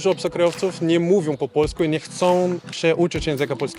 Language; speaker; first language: Polish; non-native, fluent; Portuguese